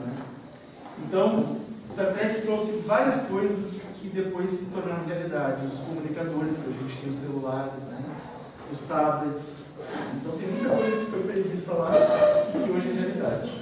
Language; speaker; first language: Portuguese; native; Portuguese